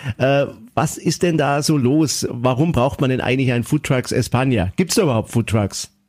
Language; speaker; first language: German; native; German